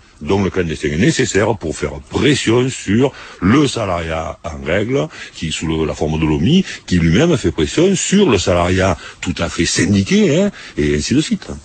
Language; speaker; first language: French; native; French